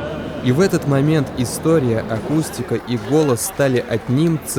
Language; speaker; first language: Russian; non-native, local second language; Tatar